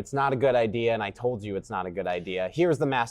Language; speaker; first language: English; native; English